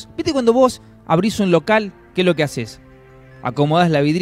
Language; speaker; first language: Spanish; native; Spanish